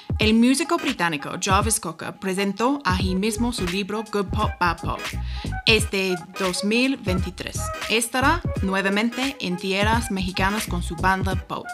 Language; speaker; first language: Spanish; non-native, fluent; English